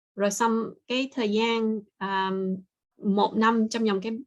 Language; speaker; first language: Vietnamese; early bilingual, heritage; Vietnamese